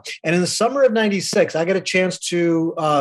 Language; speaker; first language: English; native; English